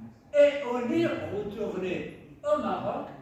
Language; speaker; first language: French; non-native, local second language; Tachelhit